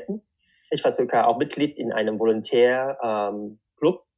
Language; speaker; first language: German; non-native, fluent; Vietnamese